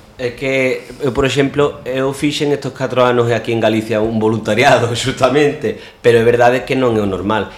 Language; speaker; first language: Galician; non-native, local second language; Spanish